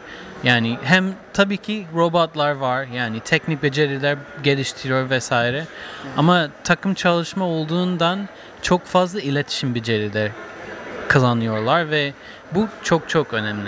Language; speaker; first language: Turkish; non-native, fluent; English